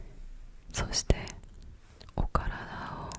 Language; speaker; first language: Japanese; non-native, learner; English